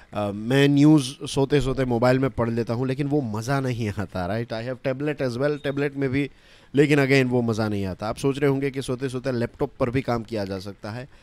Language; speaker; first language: Hindi; non-native, local second language; Gujarati